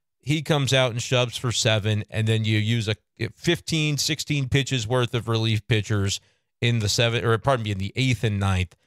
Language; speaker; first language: English; native; English